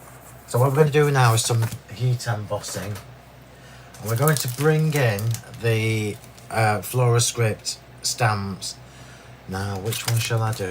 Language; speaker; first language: English; native; English